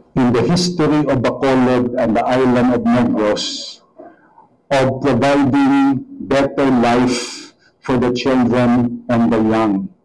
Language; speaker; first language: English; non-native, local second language; Hiligaynon